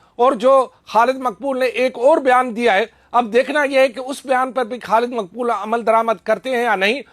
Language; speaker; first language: Urdu; non-native, local second language; Sindhi